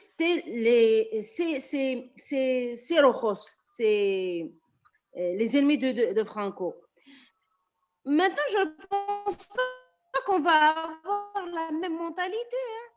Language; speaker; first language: French; non-native, local second language; Arabic